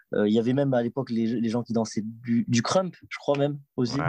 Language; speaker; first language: French; native; French